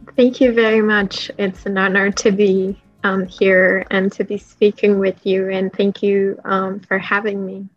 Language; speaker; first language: English; early bilingual, other home language; Persian